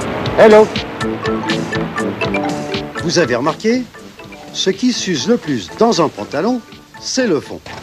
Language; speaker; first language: French; native; French